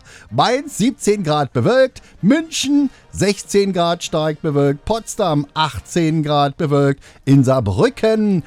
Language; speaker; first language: German; native; German